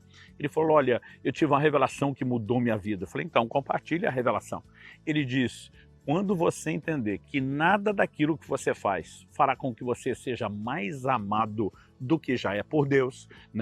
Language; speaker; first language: Portuguese; native; Portuguese